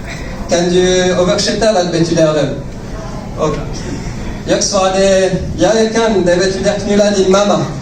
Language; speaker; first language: Swedish; non-native, learner; French